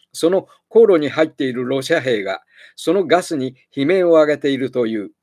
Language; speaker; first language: Japanese; native; Japanese